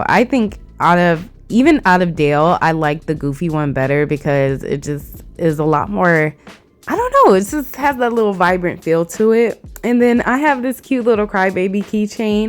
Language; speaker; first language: English; native; English